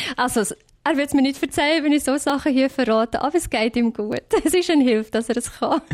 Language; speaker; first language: German; non-native, fluent; Afrikaans